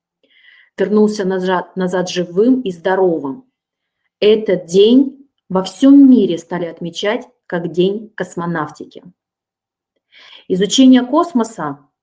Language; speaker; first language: Russian; native; Russian